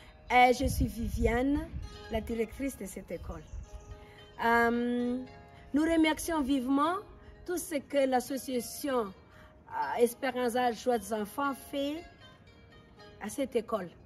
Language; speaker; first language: French; non-native, local second language; Malagasy